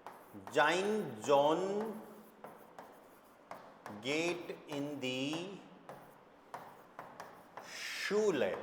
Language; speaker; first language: German; non-native, fluent; Hindi